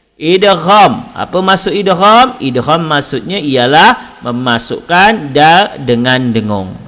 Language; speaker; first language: Malay; native; Malay